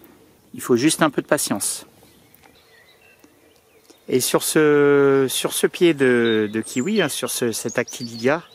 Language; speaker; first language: French; native; French